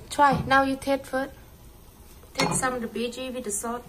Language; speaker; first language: English; non-native, learner; Thai